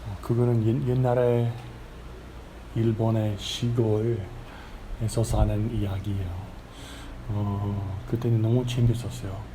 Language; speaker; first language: Korean; non-native, learner; English